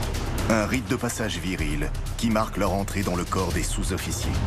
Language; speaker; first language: French; native; French